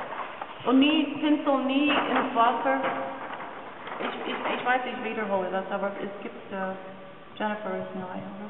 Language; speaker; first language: German; non-native, learner; English